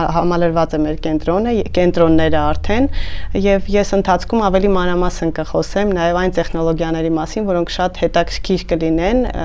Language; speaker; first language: Armenian; native; Armenian